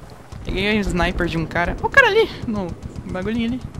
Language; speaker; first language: Portuguese; native; Portuguese